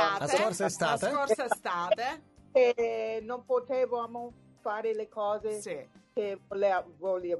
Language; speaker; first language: Italian; non-native, fluent; English